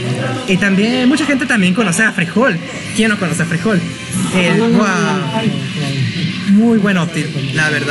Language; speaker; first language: Spanish; native; Spanish